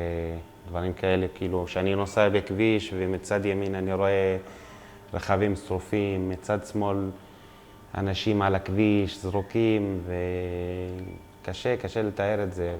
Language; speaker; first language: Hebrew; non-native, local second language; Arabic